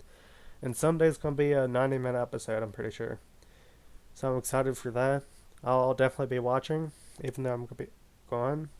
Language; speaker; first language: English; native; English